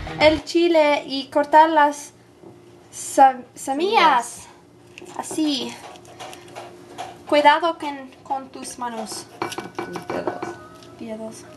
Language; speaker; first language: Spanish; non-native, learner; English